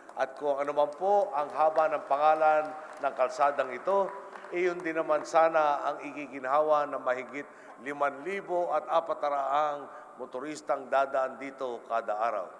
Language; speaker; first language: Filipino; native; Filipino